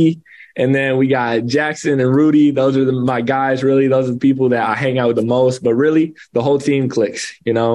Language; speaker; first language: English; native; English